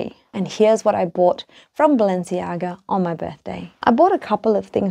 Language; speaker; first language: English; native; English